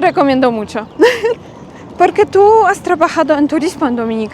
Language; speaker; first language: Spanish; non-native, fluent; Polish